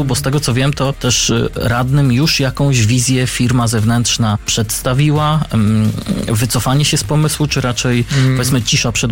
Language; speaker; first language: Polish; native; Polish